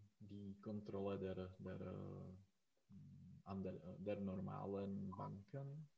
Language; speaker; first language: German; non-native, learner; Czech